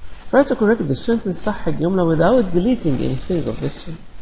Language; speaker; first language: English; non-native, fluent; Arabic